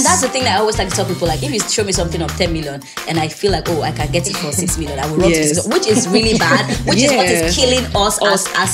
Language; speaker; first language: English; native; English